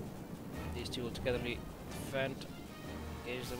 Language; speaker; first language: English; native; English